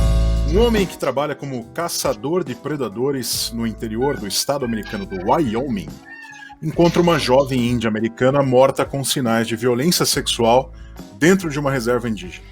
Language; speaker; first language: Portuguese; native; Portuguese